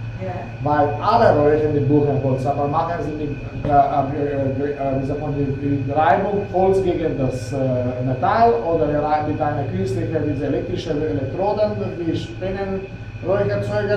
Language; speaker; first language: German; non-native, fluent; Slovenian